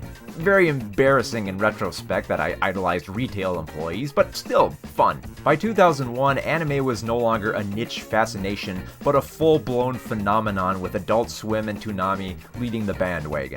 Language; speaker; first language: English; native; English